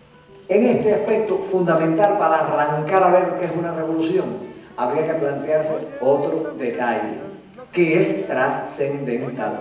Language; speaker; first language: Spanish; native; Spanish